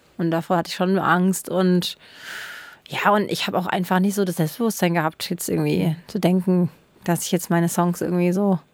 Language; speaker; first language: German; native; German